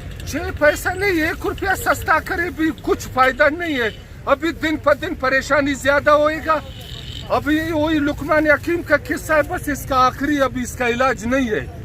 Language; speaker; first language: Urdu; non-native, local second language; Pashto